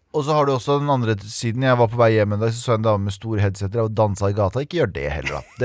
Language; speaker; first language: Norwegian; early bilingual, other home language; Kurdish